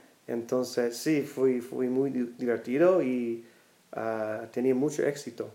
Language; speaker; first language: Spanish; non-native, fluent; English